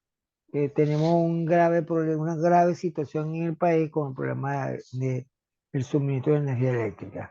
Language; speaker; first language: Spanish; native; Spanish